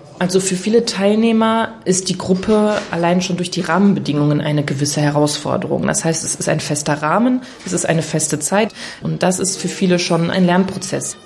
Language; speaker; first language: German; native; German